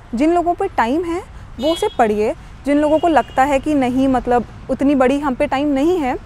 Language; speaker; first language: Hindi; native; Hindi